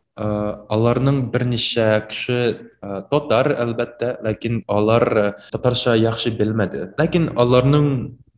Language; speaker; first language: Tatar; non-native, learner; Japanese